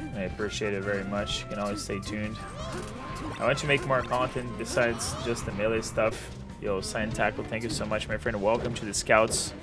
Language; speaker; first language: English; non-native, fluent; Portuguese